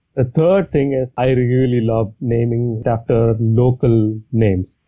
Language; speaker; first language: English; non-native, local second language; Tamil